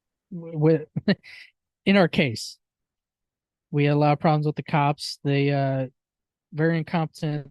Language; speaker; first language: English; native; English